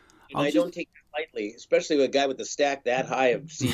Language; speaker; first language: English; native; English